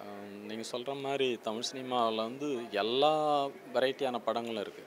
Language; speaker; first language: Tamil; native; Tamil